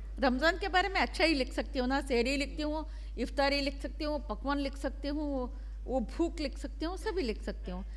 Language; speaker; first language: Hindi; non-native, local second language; Urdu